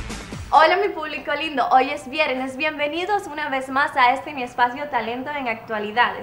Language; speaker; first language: Spanish; native; Spanish